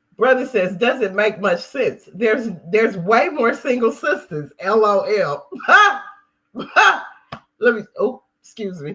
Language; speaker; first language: English; native; English